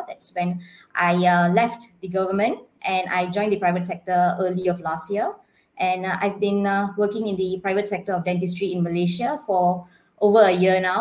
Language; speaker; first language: English; non-native, local second language; Tamil